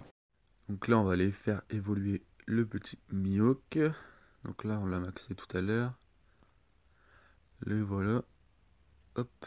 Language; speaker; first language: French; native; French